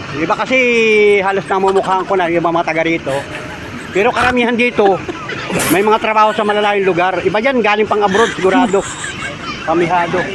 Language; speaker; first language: Filipino; native; Filipino